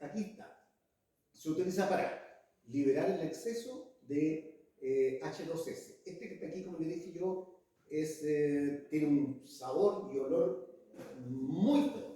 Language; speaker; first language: Spanish; native; Spanish